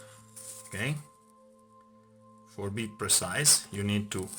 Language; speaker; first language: English; non-native, fluent; Italian